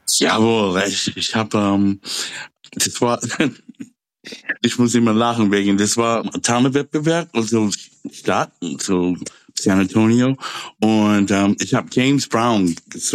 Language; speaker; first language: German; non-native, fluent; English